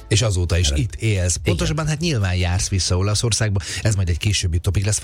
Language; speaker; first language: Hungarian; native; Hungarian